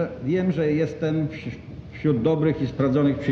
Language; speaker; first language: Polish; native; Polish